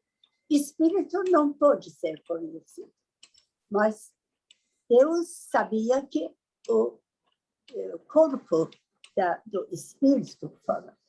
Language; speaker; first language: Portuguese; non-native, learner; Persian